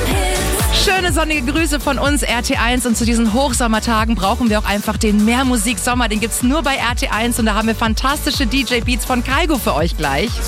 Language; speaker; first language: German; native; German